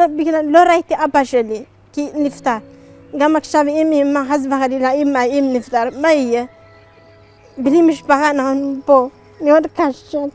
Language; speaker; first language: Hebrew; non-native, learner; Amharic